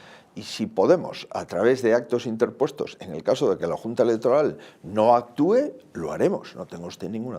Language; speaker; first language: Spanish; native; Spanish